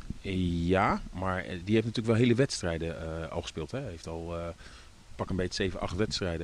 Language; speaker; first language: Dutch; native; Dutch